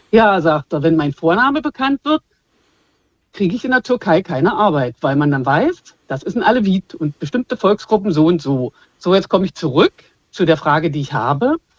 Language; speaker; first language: German; native; German